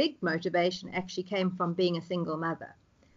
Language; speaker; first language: English; native; English